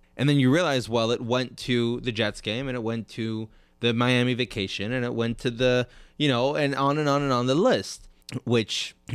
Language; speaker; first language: English; native; English